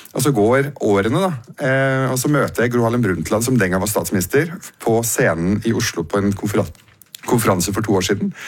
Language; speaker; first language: Norwegian; early bilingual, other home language; Arabic